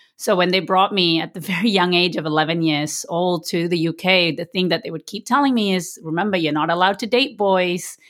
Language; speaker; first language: English; early bilingual, other home language; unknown